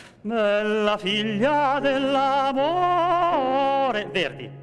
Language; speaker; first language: Italian; native; Italian